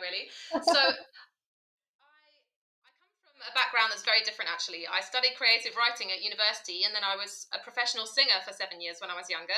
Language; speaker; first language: English; native; English